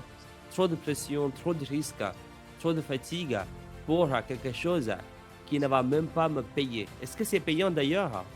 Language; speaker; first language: French; non-native, fluent; English